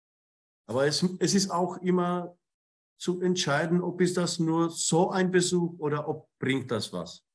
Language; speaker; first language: German; non-native, fluent; Czech